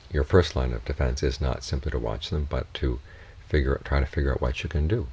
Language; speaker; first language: English; native; English